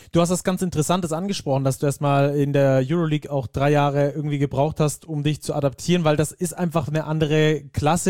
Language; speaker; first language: German; native; German